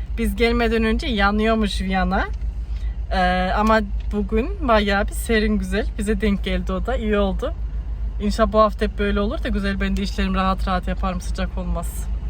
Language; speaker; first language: Turkish; early bilingual, heritage; Turkish